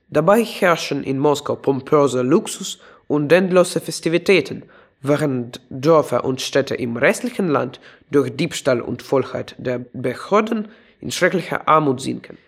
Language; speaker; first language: German; non-native, fluent; Russian